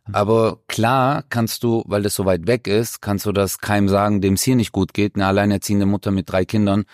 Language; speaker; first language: German; early bilingual, other home language; Turkish